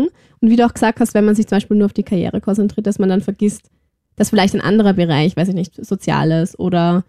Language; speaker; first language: German; native; German